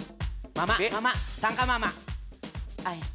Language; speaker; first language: Filipino; native; Filipino